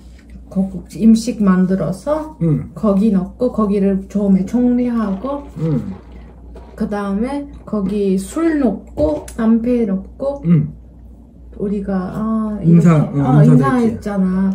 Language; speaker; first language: Korean; non-native, learner; Turkish